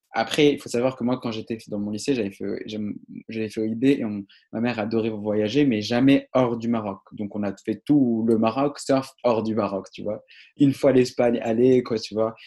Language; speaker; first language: French; non-native, local second language; Arabic